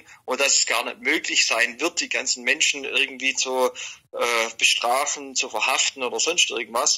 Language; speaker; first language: German; native; German